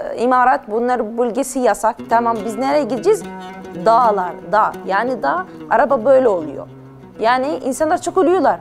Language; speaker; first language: Turkish; non-native, learner; Arabic